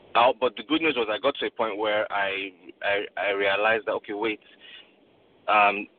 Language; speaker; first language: English; non-native, local second language; Yoruba